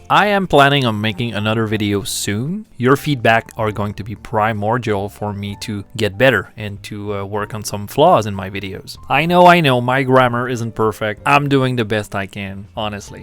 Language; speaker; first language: English; non-native, fluent; French